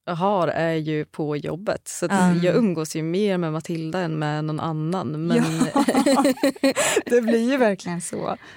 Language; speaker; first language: Swedish; native; Swedish